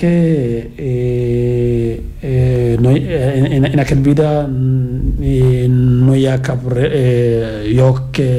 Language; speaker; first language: Catalan; non-native, learner; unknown